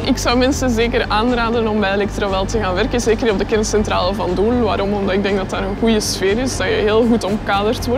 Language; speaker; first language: Dutch; native; Dutch